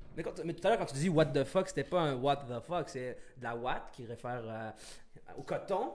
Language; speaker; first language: French; early bilingual, other home language; Arabic